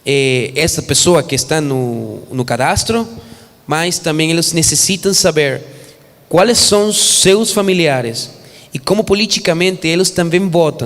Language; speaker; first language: Portuguese; non-native, fluent; Spanish